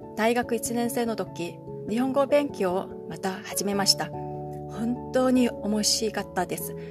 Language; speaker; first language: Japanese; non-native, learner; Korean